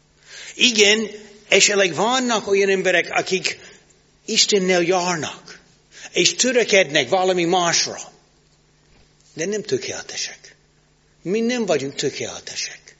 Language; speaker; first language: Hungarian; non-native, learner; English